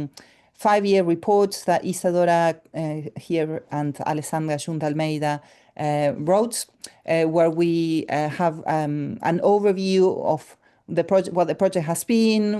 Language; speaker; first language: English; non-native, fluent; Spanish